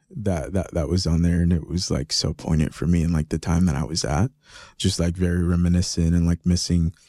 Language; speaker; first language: English; early bilingual, other home language; Greek